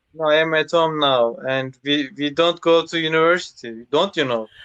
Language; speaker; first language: English; non-native, learner; Turkish